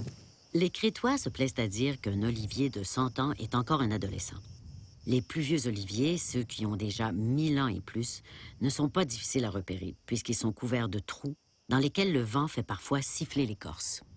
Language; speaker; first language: French; native; French